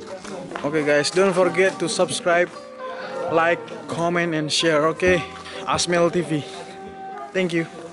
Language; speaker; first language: English; non-native, learner; Indonesian